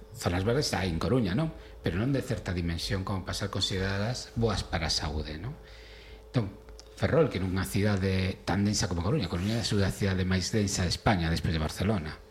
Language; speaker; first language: Galician; non-native, local second language; Spanish